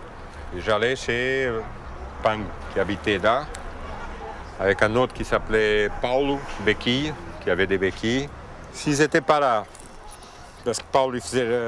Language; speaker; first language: French; non-native, fluent; Portuguese